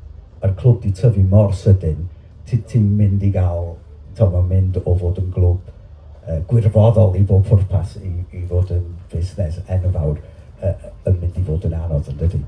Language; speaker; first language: Welsh; native; Welsh